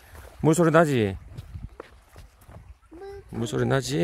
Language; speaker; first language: Korean; native; Korean